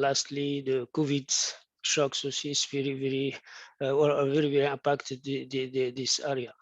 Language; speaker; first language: English; non-native, fluent; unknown